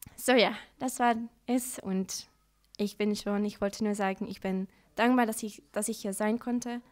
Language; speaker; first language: German; non-native, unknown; Dutch